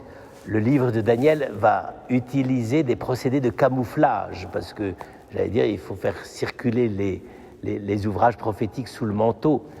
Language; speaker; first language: French; native; French